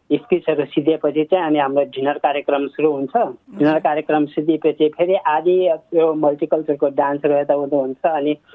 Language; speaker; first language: Nepali; non-native, local second language; Sherpa